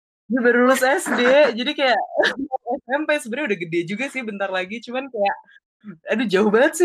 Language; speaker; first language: Indonesian; native; Indonesian